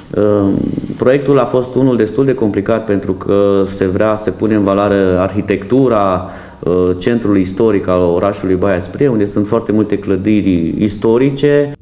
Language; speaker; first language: Romanian; native; Romanian